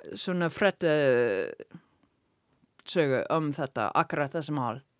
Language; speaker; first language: Icelandic; non-native, learner; English